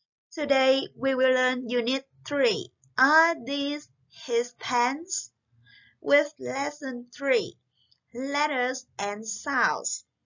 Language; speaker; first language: English; non-native, fluent; Vietnamese